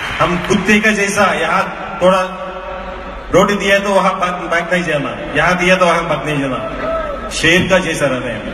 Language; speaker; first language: Hindi; non-native, local second language; Telugu